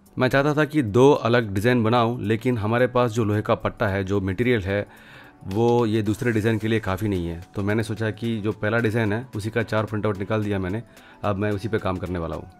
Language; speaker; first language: Hindi; non-native, local second language; Tamil